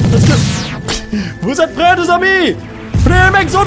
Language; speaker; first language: French; native; French